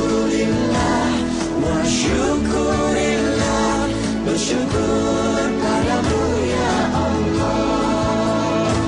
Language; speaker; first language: Indonesian; non-native, fluent; English